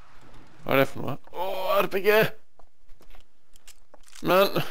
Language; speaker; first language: Swedish; non-native, learner; Norwegian